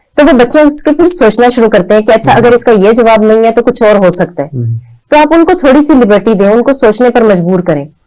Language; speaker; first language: Urdu; native; Urdu